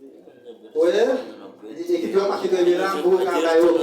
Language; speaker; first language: French; non-native, learner; Haitian Creole